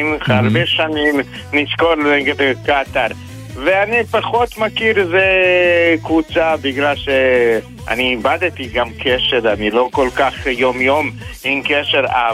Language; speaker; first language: Hebrew; non-native, learner; Bosnian